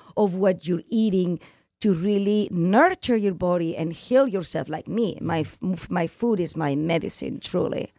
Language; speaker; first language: English; non-native, fluent; Spanish